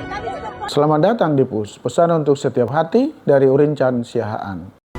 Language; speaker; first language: Indonesian; native; Indonesian